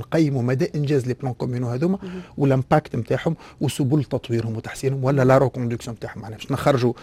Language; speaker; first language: Arabic; native; Arabic